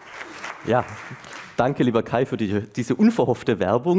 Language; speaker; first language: German; native; German